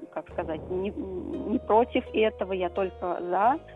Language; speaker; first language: Russian; native; Russian